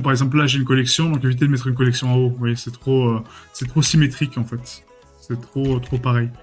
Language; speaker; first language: French; native; French